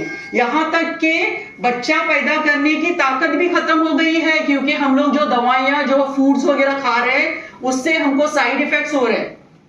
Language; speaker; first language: Hindi; native; Hindi